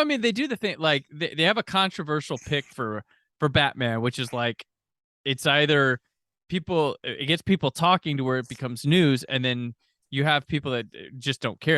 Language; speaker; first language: English; native; English